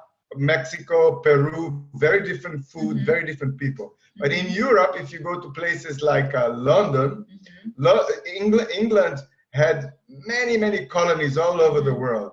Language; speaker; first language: English; non-native, fluent; Portuguese